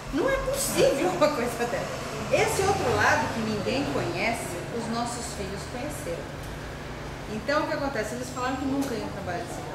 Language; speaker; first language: Portuguese; early bilingual, other home language; Spanish